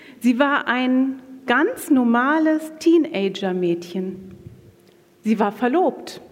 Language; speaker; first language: German; native; German